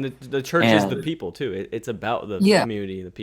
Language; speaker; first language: English; native; English